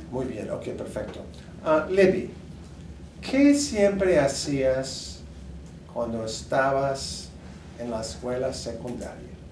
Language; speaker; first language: Spanish; non-native, fluent; English